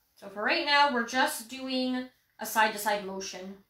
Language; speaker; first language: English; native; English